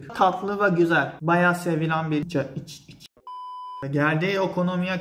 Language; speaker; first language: Turkish; non-native, fluent; Japanese